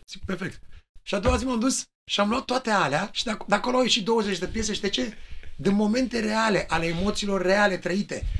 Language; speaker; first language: Romanian; native; Romanian